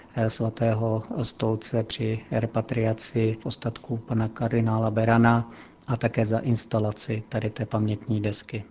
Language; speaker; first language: Czech; native; Czech